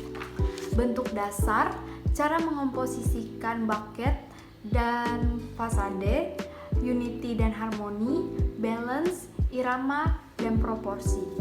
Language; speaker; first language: Indonesian; native; Indonesian